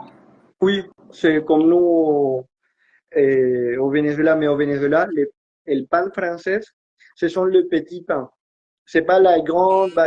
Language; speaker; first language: French; non-native, fluent; Spanish